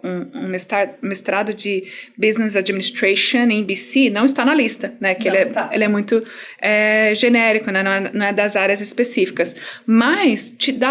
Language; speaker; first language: Portuguese; native; Portuguese